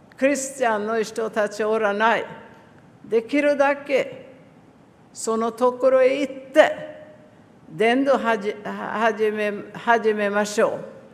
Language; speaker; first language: Japanese; non-native, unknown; Swedish